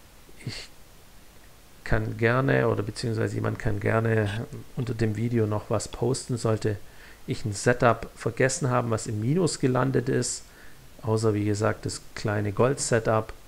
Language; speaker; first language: German; native; German